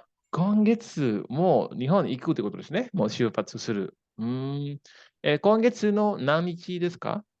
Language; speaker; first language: Japanese; non-native, fluent; Indonesian